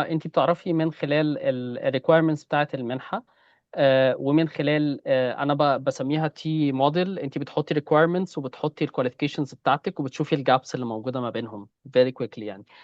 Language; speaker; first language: Arabic; native; Arabic